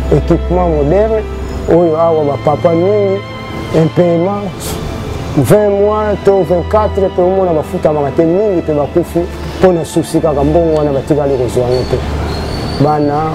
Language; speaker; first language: Lingala; non-native, local second language; Kongo